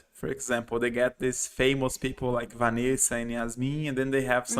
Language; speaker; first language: English; non-native, fluent; Portuguese